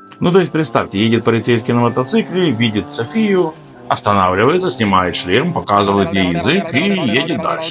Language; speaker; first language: Russian; native; Russian